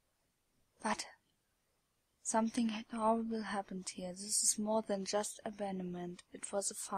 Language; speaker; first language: English; non-native, fluent; German